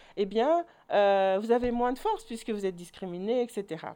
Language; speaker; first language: French; native; French